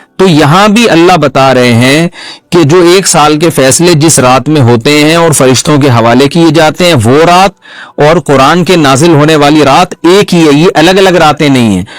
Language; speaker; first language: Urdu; non-native, local second language; Pashto